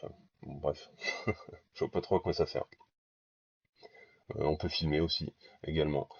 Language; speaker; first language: French; native; French